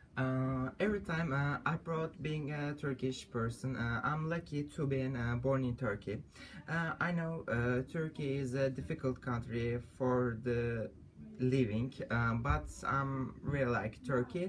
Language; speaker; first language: English; non-native, learner; Turkish